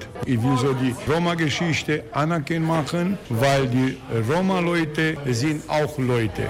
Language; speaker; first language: German; non-native, learner; Romanian